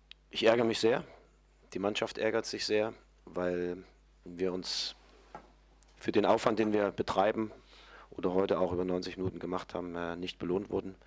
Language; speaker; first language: German; native; German